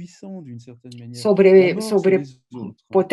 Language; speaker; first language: French; native; French